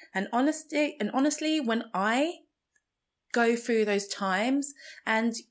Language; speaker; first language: English; non-native, local second language; Igbo